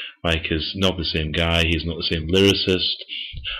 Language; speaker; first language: English; native; English